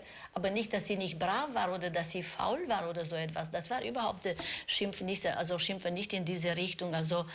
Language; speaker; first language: German; non-native, fluent; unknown